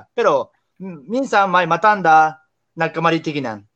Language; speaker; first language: Filipino; non-native, learner; Japanese